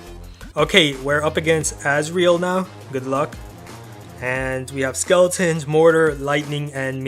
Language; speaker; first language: English; native; English